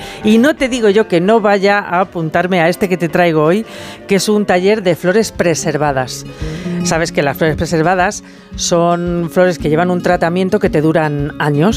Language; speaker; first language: Spanish; native; Spanish